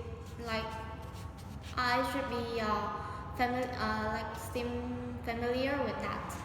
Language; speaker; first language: English; non-native, learner; Vietnamese